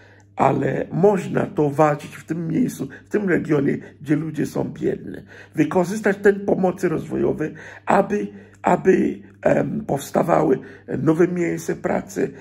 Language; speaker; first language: Polish; non-native, fluent; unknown